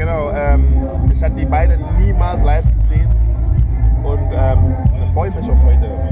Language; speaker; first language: German; non-native, fluent; English